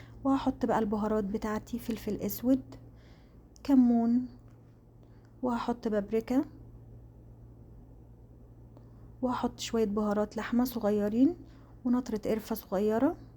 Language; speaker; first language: Arabic; native; Arabic